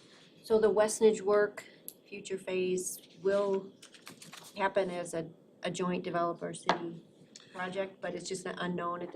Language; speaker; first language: English; native; English